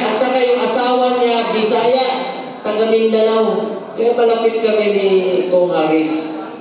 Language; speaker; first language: Filipino; non-native, local second language; Cebuano